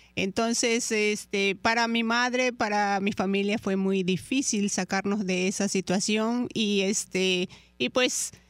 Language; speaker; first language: Spanish; native; Spanish